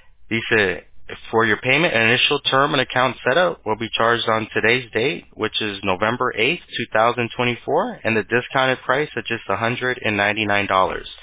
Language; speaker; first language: English; early bilingual, other home language; Spanish